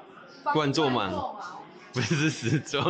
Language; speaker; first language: Chinese; native; Chinese